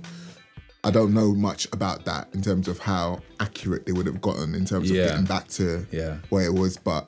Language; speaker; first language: English; native; English